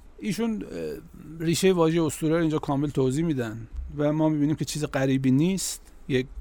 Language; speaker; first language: Persian; native; Persian